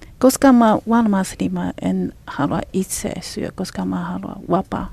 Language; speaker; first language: Finnish; non-native, learner; Chinese